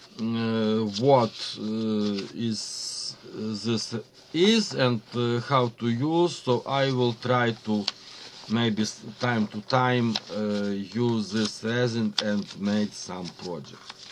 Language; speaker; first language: English; non-native, learner; Ukrainian